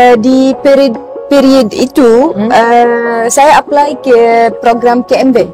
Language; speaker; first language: Indonesian; non-native, fluent; Arabic